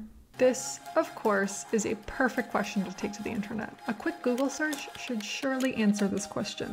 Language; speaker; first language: English; native; English